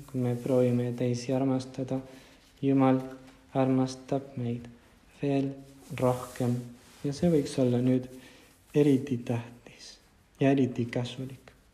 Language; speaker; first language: Estonian; non-native, fluent; Spanish